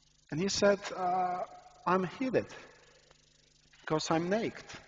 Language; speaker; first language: English; non-native, fluent; Ukrainian